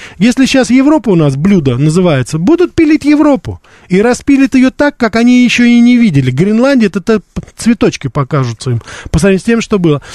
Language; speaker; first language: Russian; native; Russian